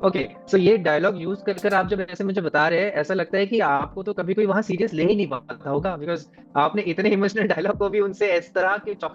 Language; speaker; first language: Hindi; native; Hindi